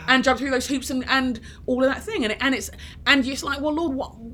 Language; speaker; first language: English; early bilingual, other home language; Yoruba